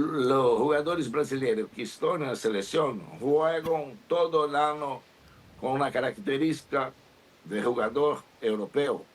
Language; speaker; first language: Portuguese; non-native, learner; Spanish